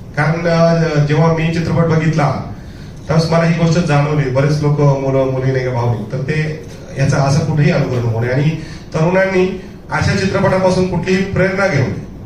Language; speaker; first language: Marathi; non-native, local second language; Urdu